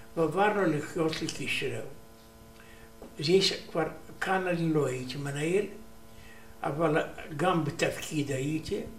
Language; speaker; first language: Hebrew; non-native, learner; Romanian